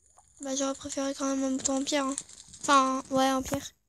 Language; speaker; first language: French; native; French